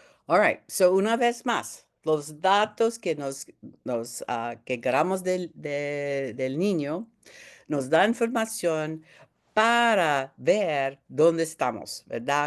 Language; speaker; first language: Spanish; early bilingual, heritage; Spanish